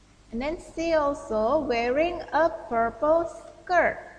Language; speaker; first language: English; non-native, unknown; Indonesian